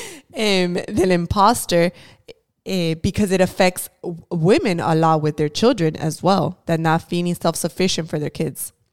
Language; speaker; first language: English; early bilingual, other home language; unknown